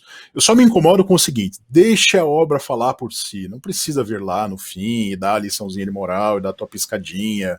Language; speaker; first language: Portuguese; native; Portuguese